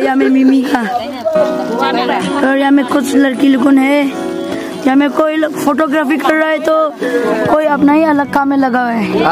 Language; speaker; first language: Hindi; non-native, local second language; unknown